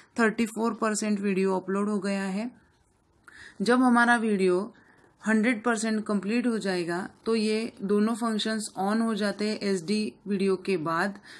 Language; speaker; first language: Hindi; non-native, local second language; Marathi